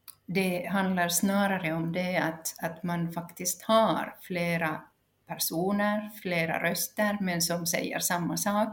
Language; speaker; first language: Swedish; non-native, local second language; Finnish